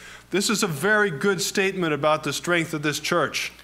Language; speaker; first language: English; native; English